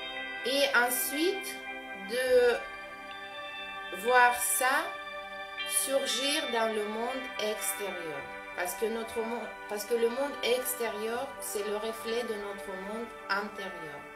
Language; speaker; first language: French; non-native, fluent; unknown